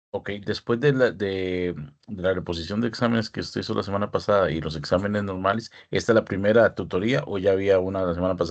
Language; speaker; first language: Spanish; native; Spanish